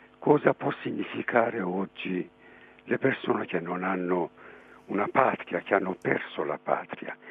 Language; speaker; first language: Italian; non-native, fluent; Persian